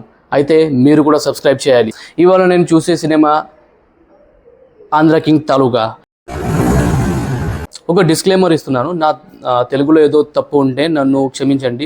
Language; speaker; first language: Telugu; non-native, learner; Marathi